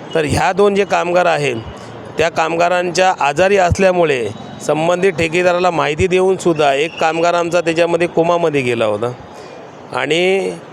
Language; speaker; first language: Marathi; native; Marathi